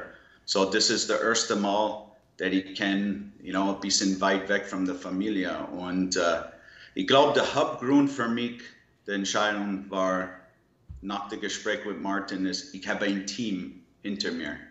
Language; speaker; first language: German; non-native, learner; English